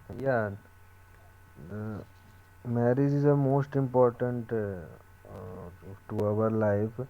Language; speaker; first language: English; non-native, learner; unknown